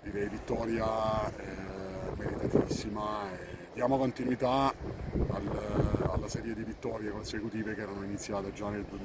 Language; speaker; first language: Italian; native; Italian